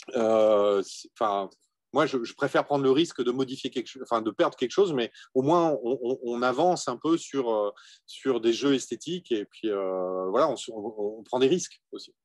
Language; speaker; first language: French; native; French